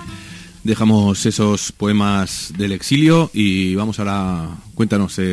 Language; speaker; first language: Spanish; native; Spanish